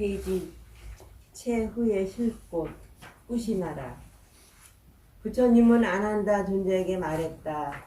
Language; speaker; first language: Korean; native; Korean